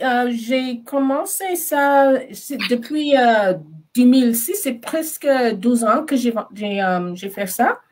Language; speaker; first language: French; non-native, learner; English